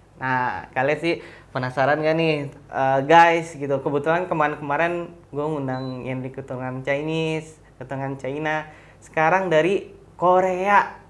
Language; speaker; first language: Indonesian; native; Indonesian